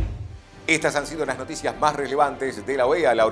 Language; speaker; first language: Spanish; native; Spanish